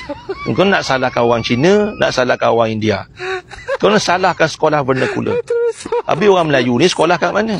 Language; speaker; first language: Malay; native; Malay